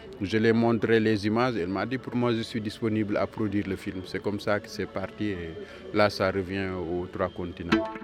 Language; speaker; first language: French; non-native, local second language; Wolof